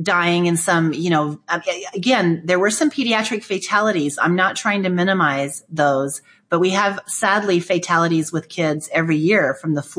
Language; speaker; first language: English; native; English